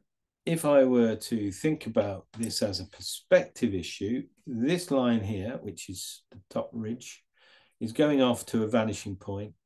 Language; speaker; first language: English; native; English